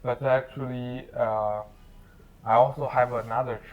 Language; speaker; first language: English; non-native, learner; Chinese